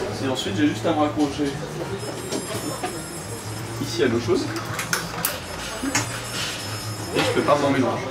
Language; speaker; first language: French; native; French